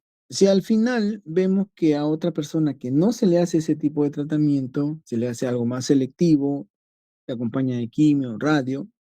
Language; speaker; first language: Spanish; native; Spanish